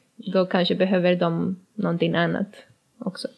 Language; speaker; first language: Swedish; non-native, learner; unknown